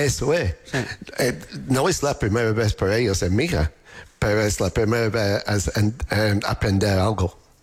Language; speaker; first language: Spanish; non-native, fluent; English